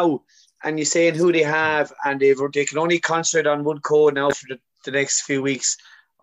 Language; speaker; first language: English; native; English